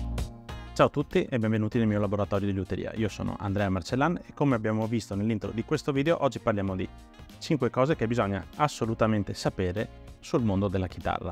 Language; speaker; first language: Italian; native; Italian